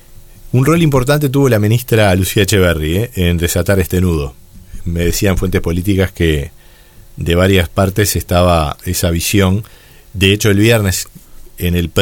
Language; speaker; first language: Spanish; native; Spanish